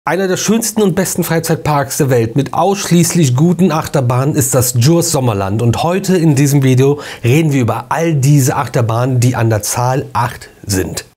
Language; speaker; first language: German; native; German